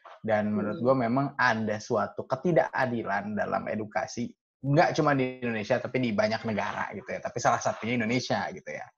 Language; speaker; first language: Indonesian; native; Indonesian